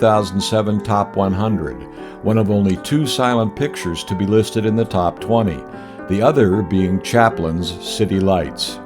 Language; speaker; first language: English; native; English